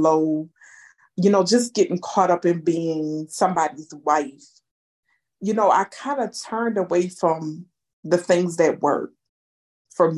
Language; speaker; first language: English; native; English